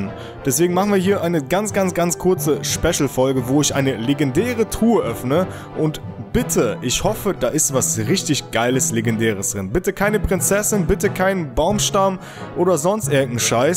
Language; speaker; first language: German; native; German